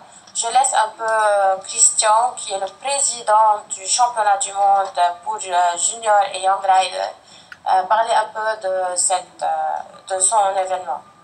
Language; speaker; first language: French; non-native, fluent; Arabic